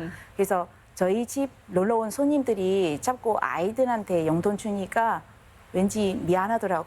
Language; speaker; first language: Korean; non-native, fluent; Vietnamese